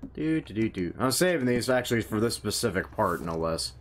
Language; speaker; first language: English; native; English